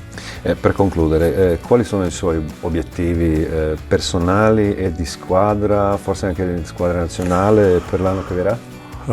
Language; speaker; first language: Italian; non-native, fluent; Slovenian